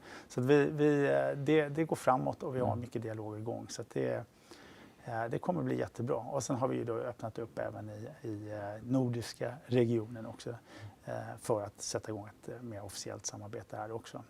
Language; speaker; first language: Swedish; native; Swedish